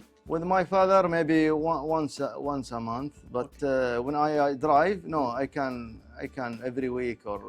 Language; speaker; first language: English; non-native, local second language; Arabic